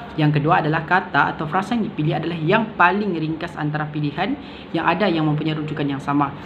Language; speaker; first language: Malay; native; Malay